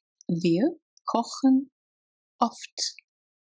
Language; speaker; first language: German; non-native, fluent; Russian